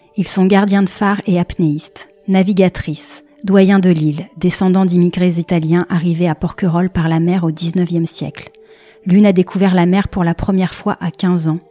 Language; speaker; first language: French; native; French